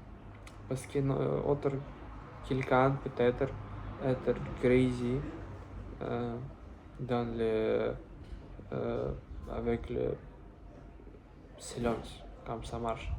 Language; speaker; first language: French; non-native, learner; Russian